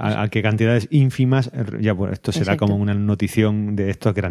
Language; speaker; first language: Spanish; native; Spanish